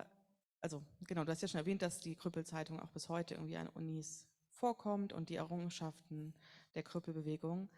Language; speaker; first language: German; native; German